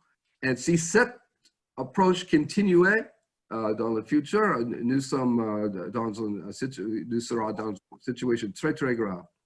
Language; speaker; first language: French; non-native, fluent; English